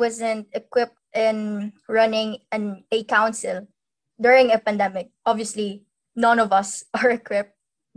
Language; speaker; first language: English; non-native, local second language; Hiligaynon